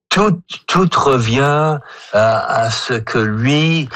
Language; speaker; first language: French; non-native, fluent; English